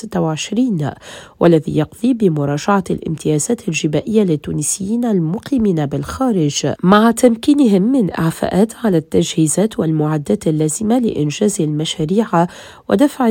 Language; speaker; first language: Arabic; native; Arabic